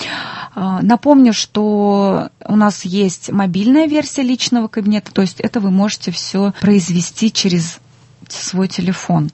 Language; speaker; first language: Russian; native; Russian